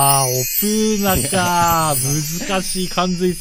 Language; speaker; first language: Japanese; native; Japanese